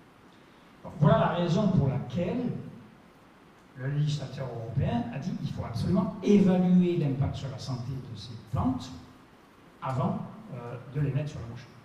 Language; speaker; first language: French; native; French